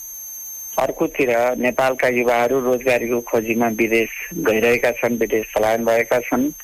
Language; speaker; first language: Nepali; native; Nepali